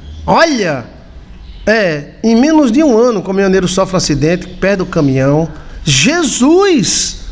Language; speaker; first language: Portuguese; native; Portuguese